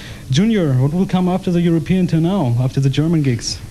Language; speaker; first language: English; non-native, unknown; German